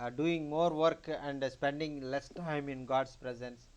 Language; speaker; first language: English; non-native, local second language; Telugu